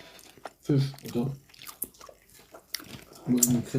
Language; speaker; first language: German; early bilingual, other home language; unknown